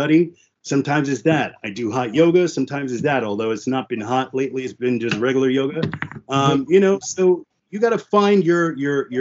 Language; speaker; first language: English; early bilingual, other home language; French